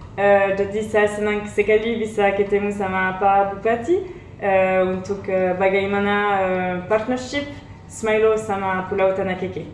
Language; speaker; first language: Indonesian; non-native, learner; French